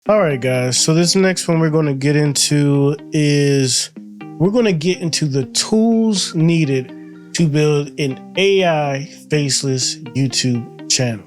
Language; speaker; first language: English; native; English